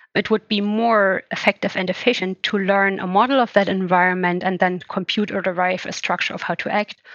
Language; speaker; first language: English; non-native, fluent; German